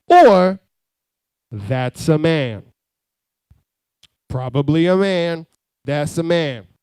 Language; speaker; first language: English; native; English